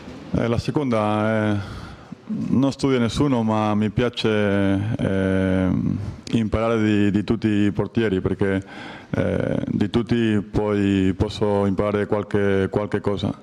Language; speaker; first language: Italian; non-native, learner; Spanish